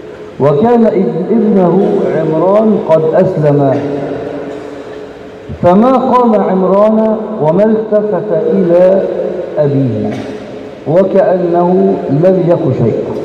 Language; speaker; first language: Arabic; native; Arabic